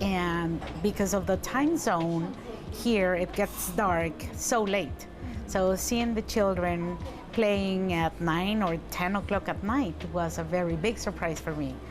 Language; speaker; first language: English; non-native, fluent; Spanish